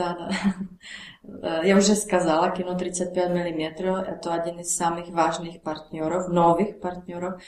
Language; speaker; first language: Russian; non-native, learner; Czech